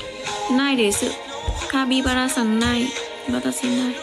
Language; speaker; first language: Japanese; non-native, learner; Vietnamese